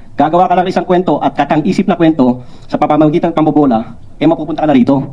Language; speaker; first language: Filipino; non-native, local second language; Cebuano